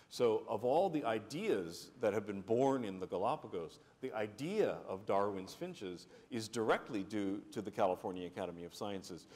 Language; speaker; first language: English; native; English